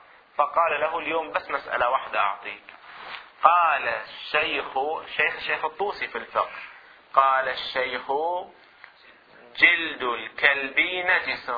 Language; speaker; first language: Arabic; native; Arabic